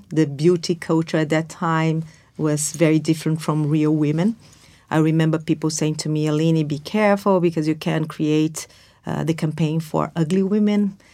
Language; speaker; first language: English; non-native, fluent; Portuguese